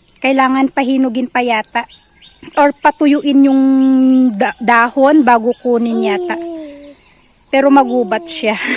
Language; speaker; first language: Filipino; non-native, local second language; Iloko